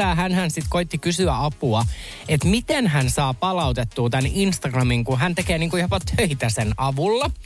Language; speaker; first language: Finnish; native; Finnish